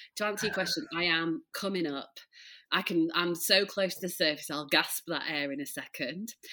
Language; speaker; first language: English; native; English